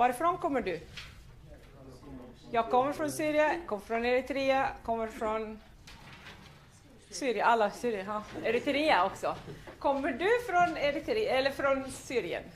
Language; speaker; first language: Swedish; non-native, fluent; Arabic